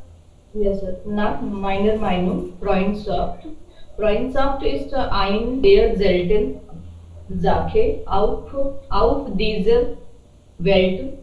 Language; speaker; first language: German; non-native, learner; Hindi